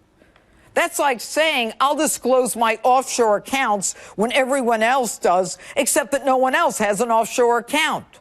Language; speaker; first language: English; native; English